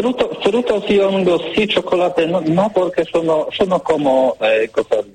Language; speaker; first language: Spanish; non-native, learner; Polish